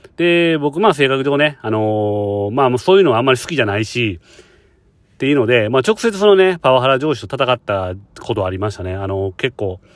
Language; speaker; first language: Japanese; native; Japanese